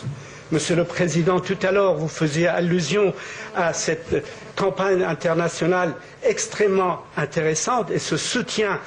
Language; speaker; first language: French; native; French